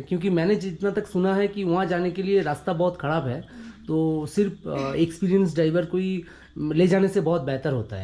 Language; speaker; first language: Hindi; non-native, local second language; Bangla